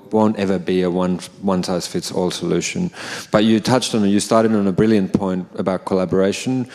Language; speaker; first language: English; non-native, fluent; Finnish